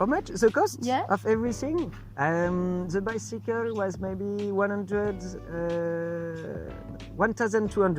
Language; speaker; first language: English; non-native, fluent; French